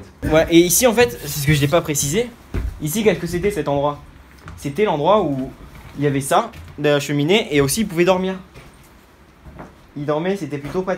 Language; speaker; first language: French; native; French